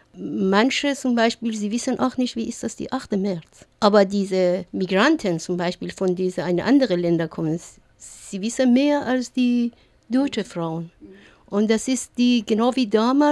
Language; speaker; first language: German; non-native, learner; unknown